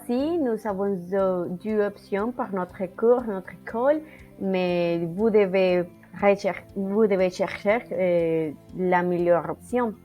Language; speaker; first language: French; non-native, learner; Spanish